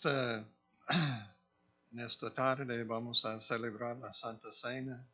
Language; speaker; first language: Spanish; non-native, fluent; English